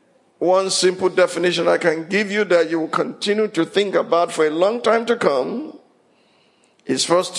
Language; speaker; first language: English; non-native, local second language; Yoruba